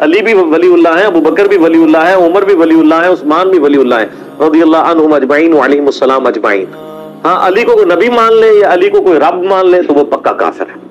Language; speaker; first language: Urdu; non-native, local second language; Punjabi